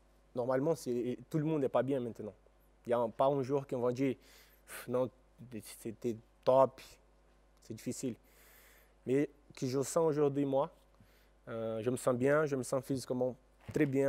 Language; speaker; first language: French; non-native, fluent; Portuguese